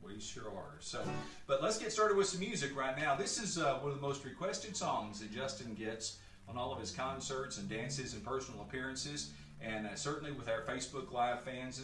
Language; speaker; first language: English; native; English